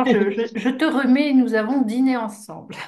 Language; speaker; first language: French; native; French